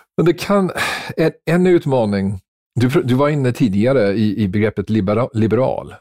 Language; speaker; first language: Swedish; non-native, fluent; English